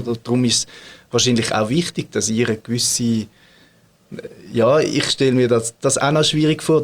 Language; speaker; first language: German; native; German